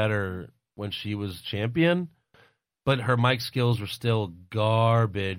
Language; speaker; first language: English; native; English